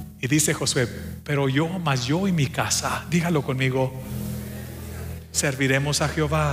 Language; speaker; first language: Spanish; early bilingual, heritage; Spanish